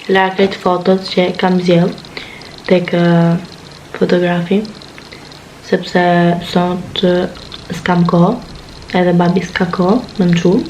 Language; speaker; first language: Albanian; early bilingual, heritage; Albanian